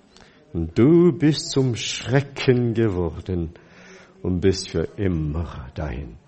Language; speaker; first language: German; non-native, fluent; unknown